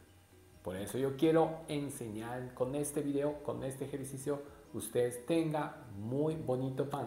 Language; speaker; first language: Spanish; non-native, learner; Japanese